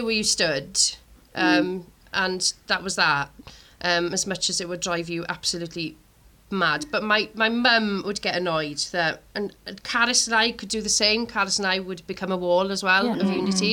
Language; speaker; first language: English; native; English